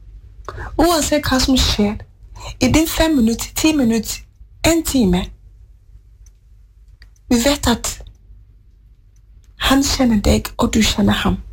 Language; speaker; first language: Norwegian; non-native, fluent; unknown